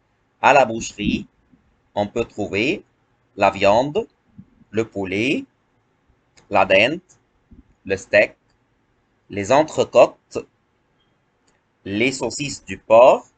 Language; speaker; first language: French; non-native, fluent; Arabic